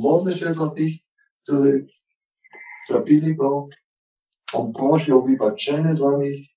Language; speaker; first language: Polish; non-native, learner; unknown